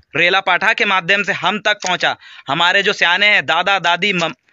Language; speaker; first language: Hindi; native; Hindi